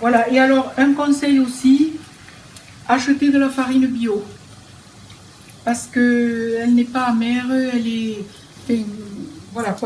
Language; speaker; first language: French; native; French